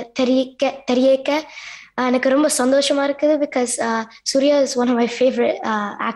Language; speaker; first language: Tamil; early bilingual, heritage; Tamil